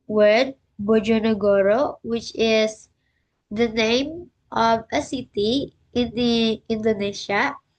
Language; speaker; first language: English; non-native, learner; Indonesian